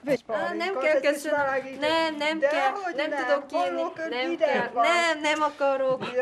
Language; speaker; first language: Hungarian; non-native, fluent; Korean